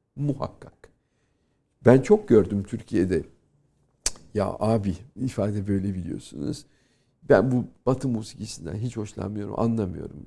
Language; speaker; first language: Turkish; native; Turkish